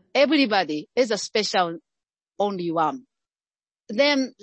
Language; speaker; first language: English; non-native, fluent; Japanese